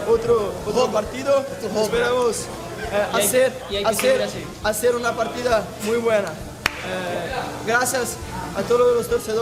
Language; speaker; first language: Spanish; non-native, learner; Portuguese